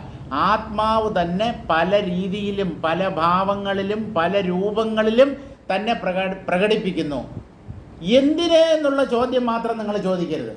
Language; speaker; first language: Malayalam; native; Malayalam